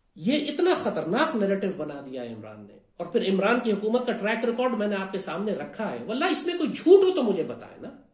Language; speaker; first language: Urdu; native; Urdu